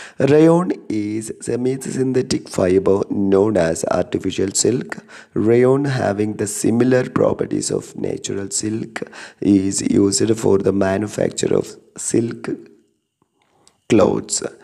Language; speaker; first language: English; non-native, local second language; Malayalam